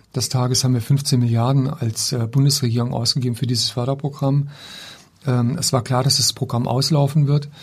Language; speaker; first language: German; native; German